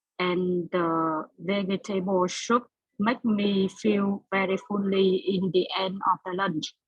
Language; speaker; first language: English; non-native, learner; Vietnamese